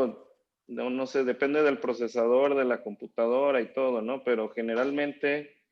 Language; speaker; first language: Spanish; native; Spanish